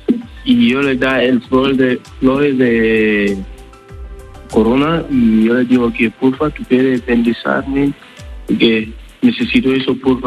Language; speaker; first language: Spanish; non-native, learner; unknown